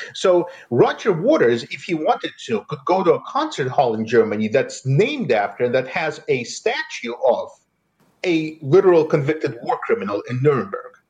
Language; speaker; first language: English; non-native, fluent; Russian